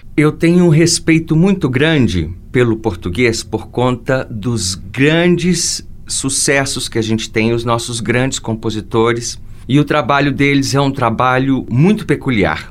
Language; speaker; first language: Portuguese; early bilingual, other home language; Spanish